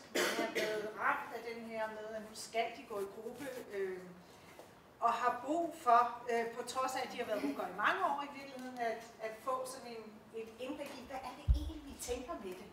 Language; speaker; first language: Danish; native; Danish